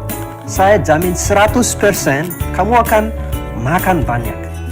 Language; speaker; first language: Indonesian; non-native, fluent; Malagasy